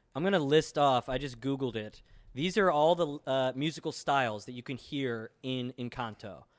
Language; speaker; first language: English; native; English